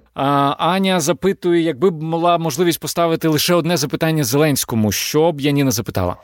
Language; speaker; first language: Ukrainian; native; Ukrainian